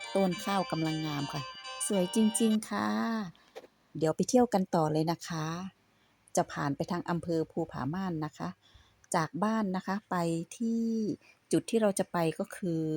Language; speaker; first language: Thai; native; Thai